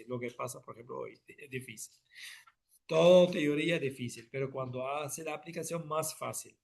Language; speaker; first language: Spanish; non-native, fluent; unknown